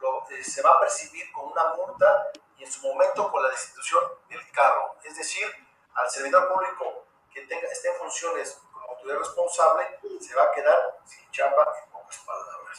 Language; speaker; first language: Spanish; native; Spanish